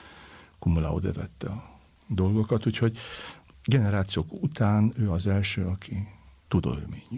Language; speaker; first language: Hungarian; native; Hungarian